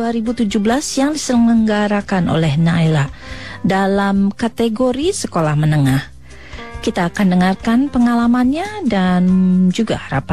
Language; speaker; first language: Indonesian; native; Indonesian